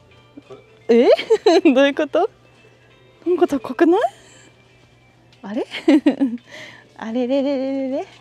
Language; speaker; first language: Japanese; native; Japanese